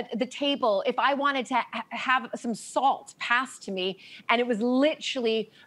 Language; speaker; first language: English; native; English